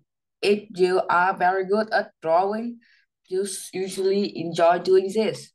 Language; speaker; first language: English; non-native, learner; Vietnamese